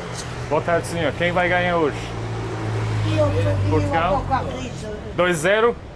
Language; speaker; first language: Portuguese; non-native, learner; English